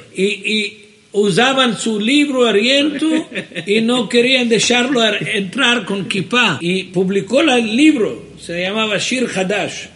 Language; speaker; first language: Spanish; early bilingual, heritage; Spanish